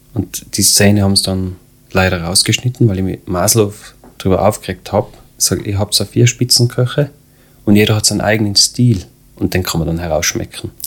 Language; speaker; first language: German; early bilingual, other home language; Croatian